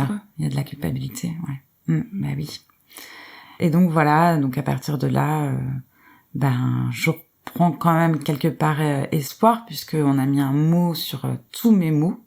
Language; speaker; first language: French; native; French